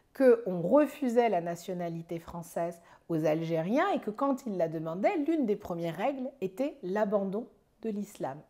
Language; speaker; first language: French; native; French